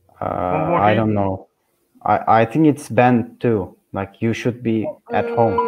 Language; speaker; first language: English; non-native, learner; Turkish